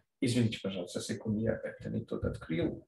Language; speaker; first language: Russian; non-native, fluent; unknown